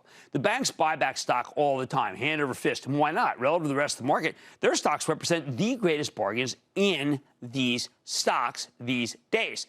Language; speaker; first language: English; native; English